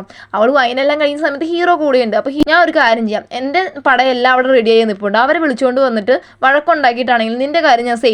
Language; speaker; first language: Malayalam; native; Malayalam